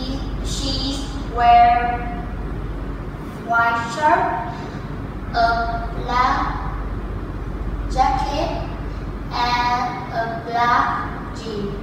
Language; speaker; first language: English; non-native, learner; Vietnamese